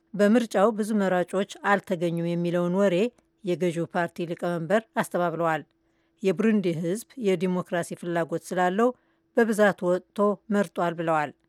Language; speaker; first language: Amharic; native; Amharic